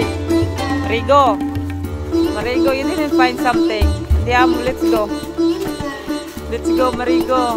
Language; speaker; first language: English; non-native, local second language; Filipino